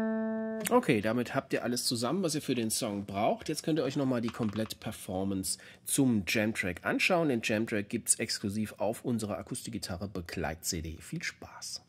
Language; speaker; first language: German; native; German